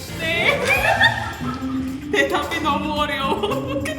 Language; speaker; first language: Korean; non-native, learner; Indonesian